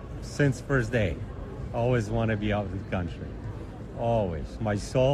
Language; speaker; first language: English; non-native, fluent; Polish